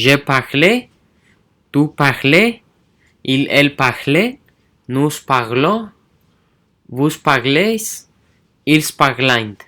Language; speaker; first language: French; non-native, learner; English